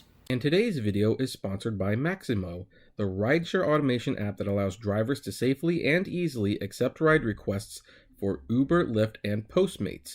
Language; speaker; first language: English; native; English